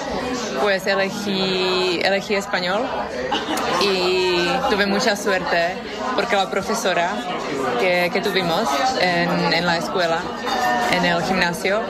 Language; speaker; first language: Spanish; non-native, fluent; Czech